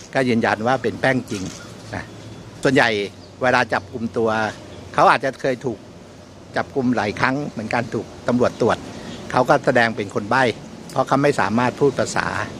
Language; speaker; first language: Thai; native; Thai